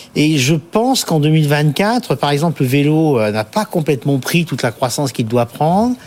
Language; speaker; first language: French; native; French